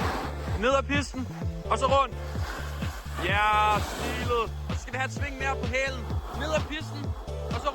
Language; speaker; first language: Danish; native; Danish